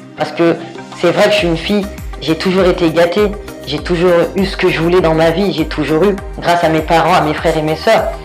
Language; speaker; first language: French; early bilingual, other home language; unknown